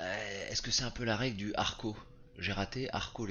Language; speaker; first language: French; native; French